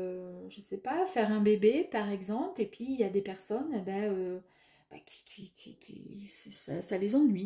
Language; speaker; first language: French; native; French